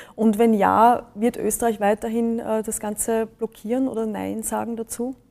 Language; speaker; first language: German; native; German